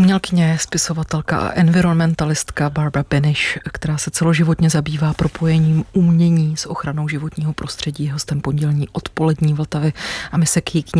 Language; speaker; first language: Czech; native; Czech